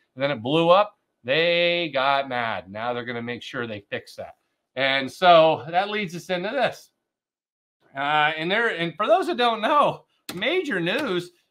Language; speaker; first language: English; native; English